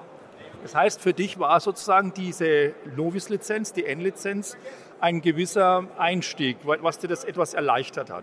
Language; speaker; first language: German; native; German